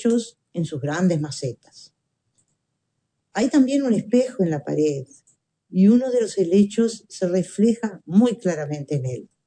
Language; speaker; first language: Spanish; native; Spanish